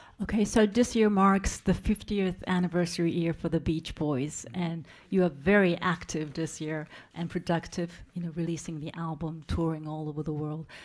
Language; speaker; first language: English; non-native, fluent; Japanese